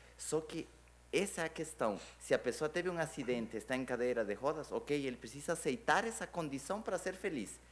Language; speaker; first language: Portuguese; non-native, fluent; Spanish